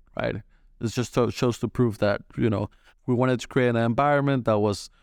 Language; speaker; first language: English; non-native, fluent; Spanish